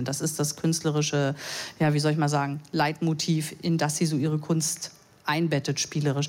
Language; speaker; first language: German; native; German